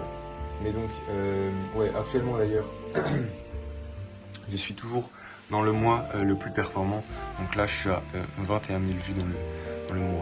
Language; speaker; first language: French; native; French